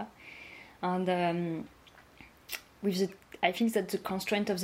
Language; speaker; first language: English; non-native, fluent; French